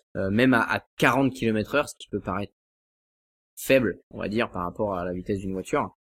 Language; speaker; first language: French; native; French